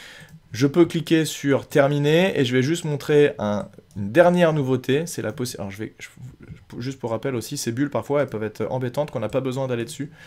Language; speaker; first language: French; native; French